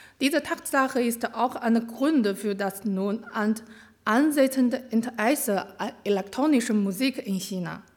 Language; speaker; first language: German; non-native, learner; Chinese